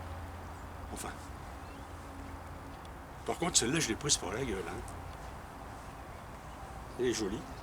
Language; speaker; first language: French; native; French